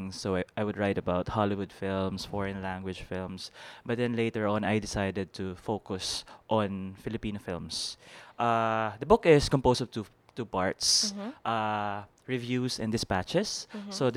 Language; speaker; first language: English; non-native, local second language; Filipino